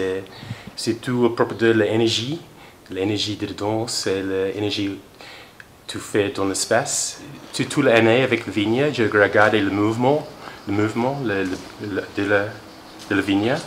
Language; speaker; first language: French; non-native, learner; English